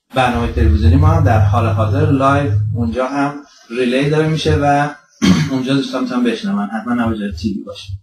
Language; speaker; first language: Persian; early bilingual, heritage; Persian